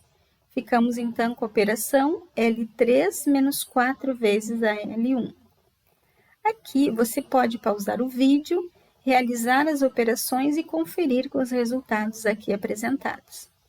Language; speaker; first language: Portuguese; native; Portuguese